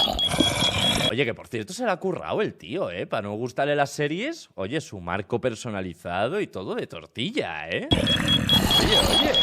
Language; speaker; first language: Spanish; native; Spanish